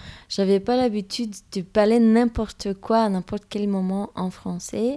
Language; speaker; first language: French; non-native, fluent; Romanian